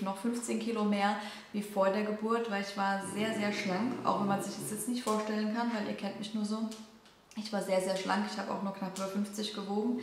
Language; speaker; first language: German; native; German